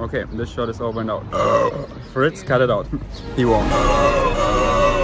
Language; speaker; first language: English; non-native, fluent; German